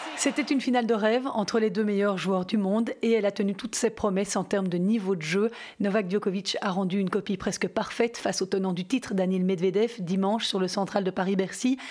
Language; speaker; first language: French; native; French